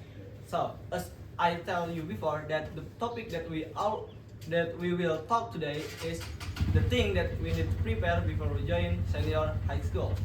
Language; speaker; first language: English; non-native, learner; Indonesian